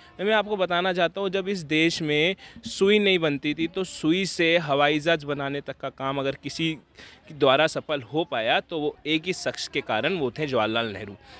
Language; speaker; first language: Hindi; native; Hindi